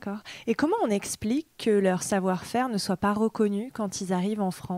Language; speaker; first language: French; native; French